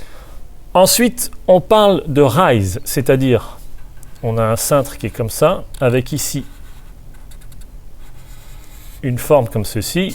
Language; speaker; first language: French; native; French